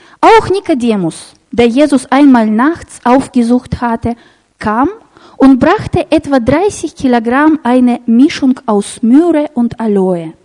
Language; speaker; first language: German; non-native, fluent; Russian